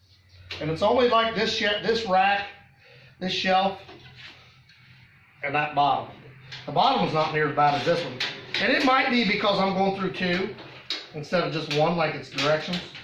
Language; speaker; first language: English; native; English